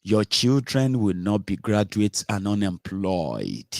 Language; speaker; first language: English; non-native, local second language; Yoruba